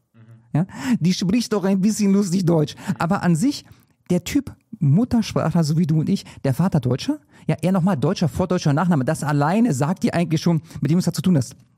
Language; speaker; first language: German; native; German